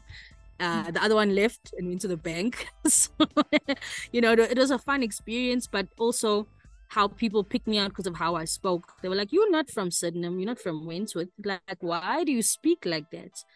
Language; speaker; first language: English; native; English